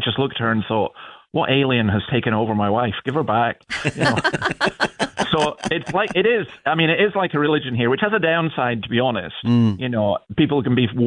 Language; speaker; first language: English; native; English